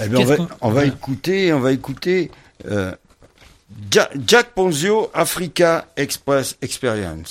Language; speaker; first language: French; native; French